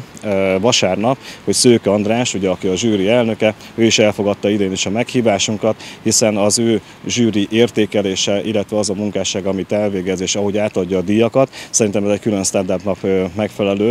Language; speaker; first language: Hungarian; native; Hungarian